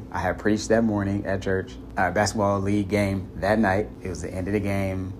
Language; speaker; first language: English; native; English